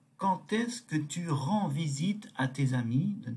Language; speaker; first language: French; non-native, fluent; Tibetan